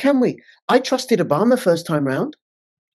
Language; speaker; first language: English; native; English